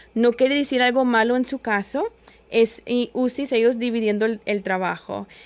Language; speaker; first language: Spanish; early bilingual, heritage; Spanish